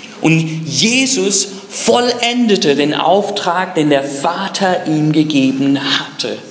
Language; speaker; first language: German; non-native, fluent; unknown